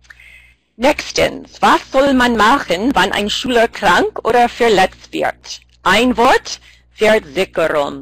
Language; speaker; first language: German; non-native, fluent; English